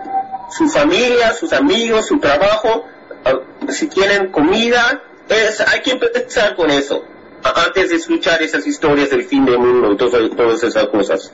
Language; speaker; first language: Spanish; non-native, fluent; English